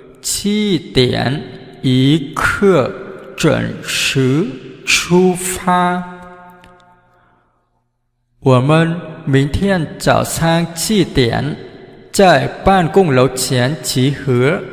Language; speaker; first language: Chinese; non-native, fluent; Vietnamese